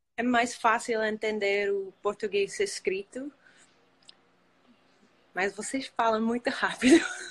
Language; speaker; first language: Portuguese; non-native, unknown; English